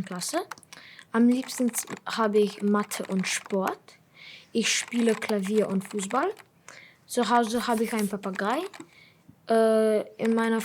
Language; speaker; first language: German; non-native, learner; Slovenian